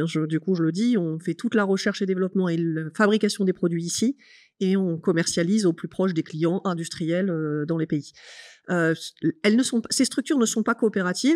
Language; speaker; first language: French; native; French